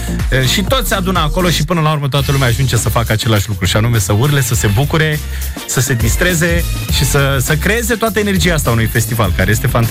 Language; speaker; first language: Romanian; native; Romanian